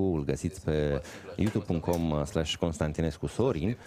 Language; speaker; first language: Romanian; native; Romanian